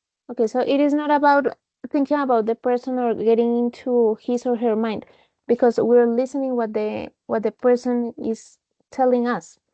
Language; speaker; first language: English; non-native, fluent; Spanish